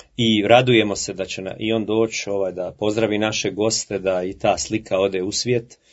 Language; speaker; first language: Croatian; native; Croatian